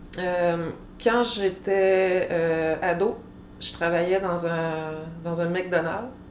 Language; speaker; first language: French; native; French